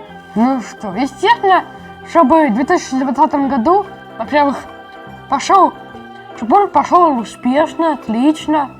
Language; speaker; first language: Russian; native; Russian